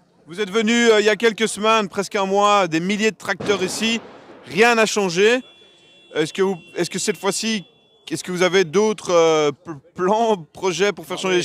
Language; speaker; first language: French; native; French